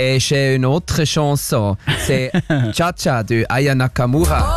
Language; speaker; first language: French; non-native, learner; German